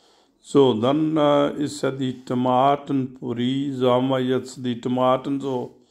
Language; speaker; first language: German; non-native, learner; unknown